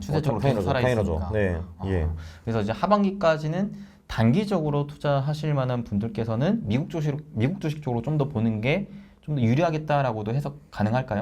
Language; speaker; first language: Korean; native; Korean